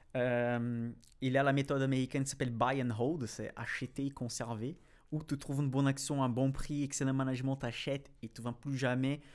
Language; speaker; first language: French; non-native, fluent; Portuguese